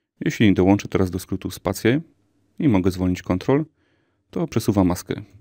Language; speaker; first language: Polish; native; Polish